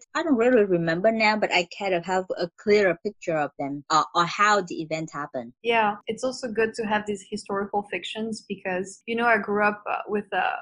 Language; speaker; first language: English; non-native, fluent; Vietnamese